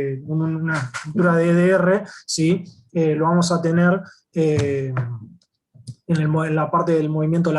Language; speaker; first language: Spanish; native; Spanish